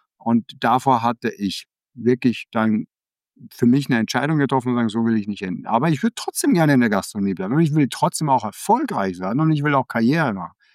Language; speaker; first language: German; early bilingual, other home language; Danish